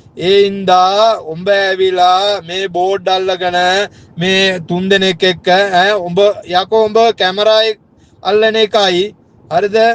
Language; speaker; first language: Sinhala; native; Sinhala